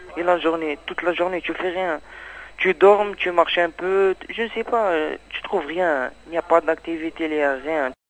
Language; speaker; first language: French; non-native, learner; Arabic